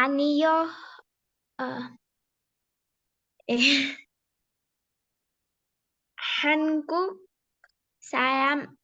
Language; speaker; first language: Korean; non-native, learner; Spanish